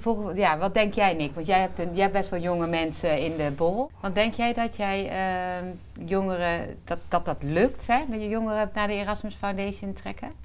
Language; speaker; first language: Dutch; native; Dutch